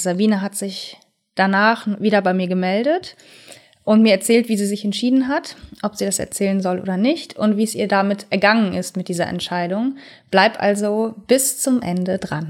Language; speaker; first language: German; native; German